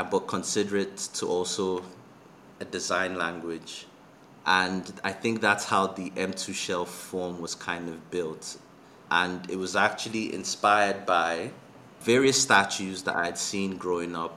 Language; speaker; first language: English; non-native, local second language; Yoruba